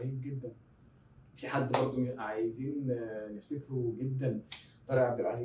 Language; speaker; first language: Arabic; native; Arabic